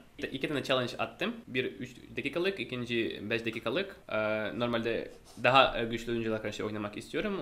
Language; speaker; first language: Turkish; non-native, fluent; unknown